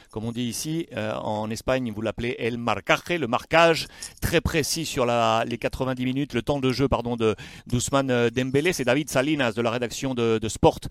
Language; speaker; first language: French; native; French